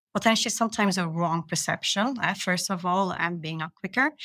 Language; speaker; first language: English; non-native, fluent; Dutch